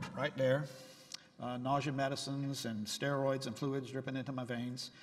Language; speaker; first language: English; native; English